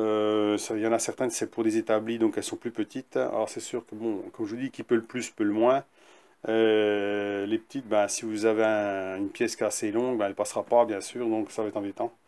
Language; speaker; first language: French; native; French